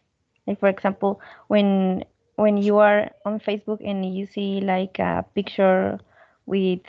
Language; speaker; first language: English; non-native, fluent; Spanish